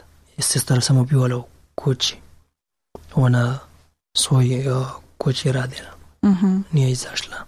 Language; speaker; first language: Serbian; non-native, learner; Pashto